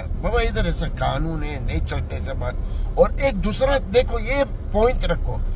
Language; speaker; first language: Hindi; non-native, learner; Arabic